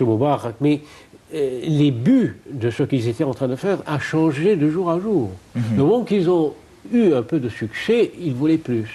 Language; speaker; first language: French; non-native, fluent; Arabic